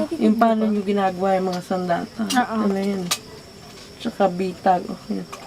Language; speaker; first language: Filipino; native; Filipino